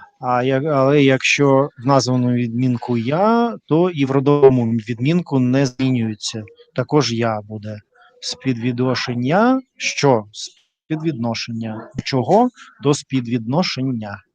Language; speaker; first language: Ukrainian; non-native, learner; Russian